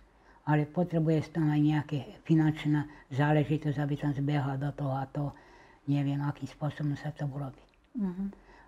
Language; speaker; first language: Slovak; native; Slovak